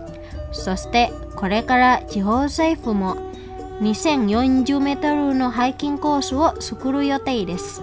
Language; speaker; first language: Japanese; non-native, fluent; Indonesian